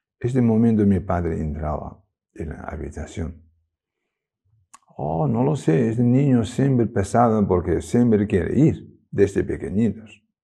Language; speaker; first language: Spanish; non-native, learner; Tibetan